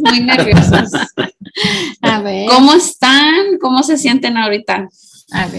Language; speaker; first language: Spanish; early bilingual, heritage; Spanish